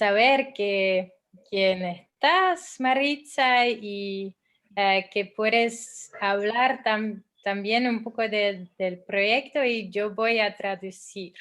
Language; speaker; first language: Spanish; non-native, fluent; Dutch